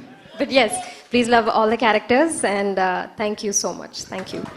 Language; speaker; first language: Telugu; non-native, learner; Malayalam